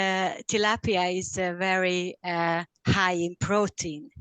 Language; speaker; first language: English; non-native, learner; Hungarian